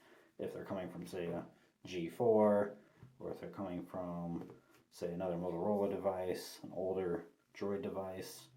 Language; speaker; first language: English; native; English